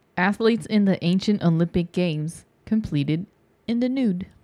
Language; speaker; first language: English; early bilingual, other home language; Filipino